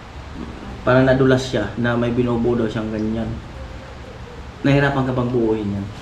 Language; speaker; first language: Filipino; native; Filipino